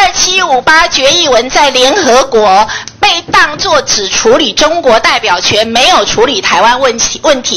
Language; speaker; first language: Chinese; native; Chinese